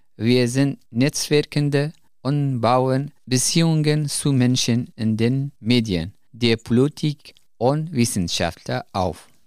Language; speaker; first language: German; non-native, fluent; Persian